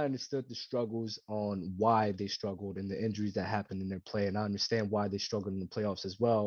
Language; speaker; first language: English; native; English